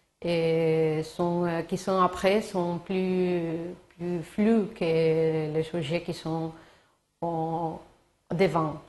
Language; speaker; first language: French; non-native, learner; Spanish